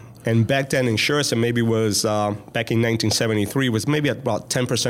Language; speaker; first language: English; early bilingual, other home language; Spanish